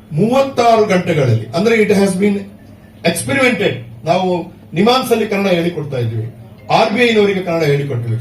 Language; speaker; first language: Kannada; non-native, local second language; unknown